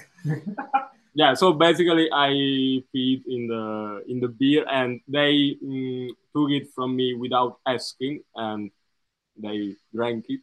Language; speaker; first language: English; non-native, fluent; Italian